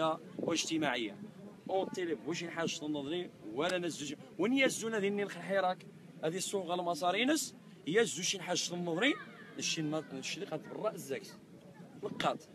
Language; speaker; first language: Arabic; non-native, local second language; Riffian